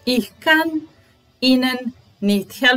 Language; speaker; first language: German; non-native, fluent; Serbian